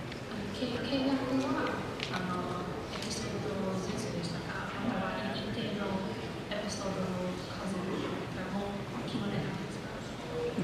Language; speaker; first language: Japanese; non-native, fluent; English